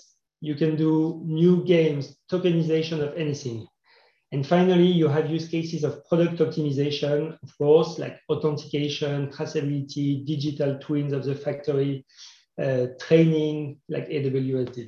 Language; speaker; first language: English; non-native, fluent; French